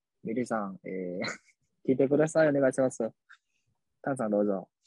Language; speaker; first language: Japanese; non-native, learner; Vietnamese